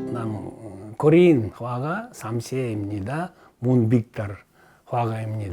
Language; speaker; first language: Korean; early bilingual, heritage; Russian